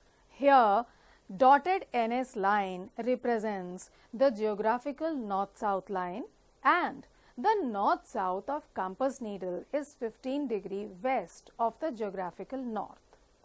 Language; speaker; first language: English; non-native, local second language; Punjabi